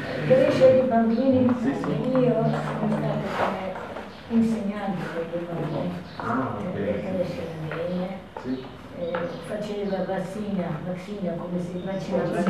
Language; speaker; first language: Italian; non-native, learner; Albanian